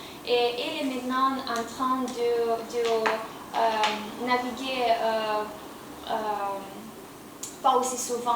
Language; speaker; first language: French; non-native, learner; Romanian